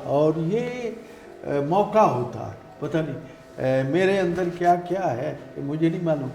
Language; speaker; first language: Urdu; non-native, local second language; Punjabi